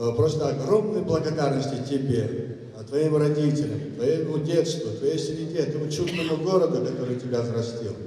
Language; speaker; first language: Russian; non-native, local second language; Kazakh